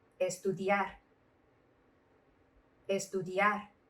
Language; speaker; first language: Spanish; non-native, fluent; Korean